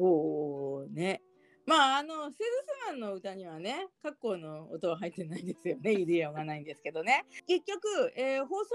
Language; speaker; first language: Japanese; native; Japanese